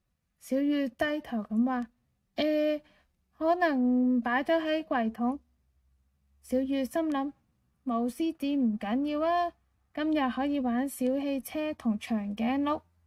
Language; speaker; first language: Cantonese; native; Cantonese